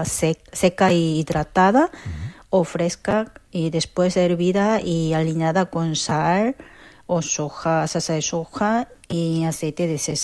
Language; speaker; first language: Spanish; non-native, learner; Korean